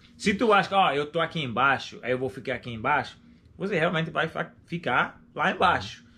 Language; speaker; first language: Portuguese; non-native, fluent; English